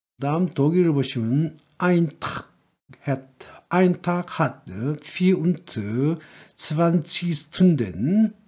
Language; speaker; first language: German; non-native, learner; Korean